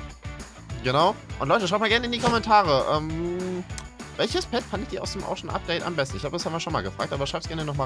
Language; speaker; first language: German; native; German